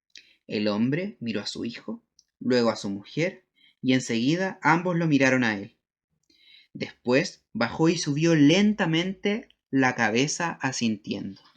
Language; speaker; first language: Spanish; native; Spanish